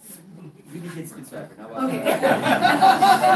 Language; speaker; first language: German; native; German